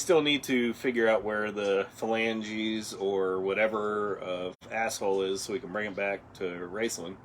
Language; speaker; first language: English; native; English